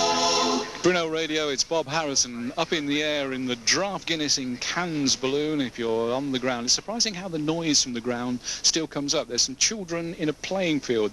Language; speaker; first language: English; native; English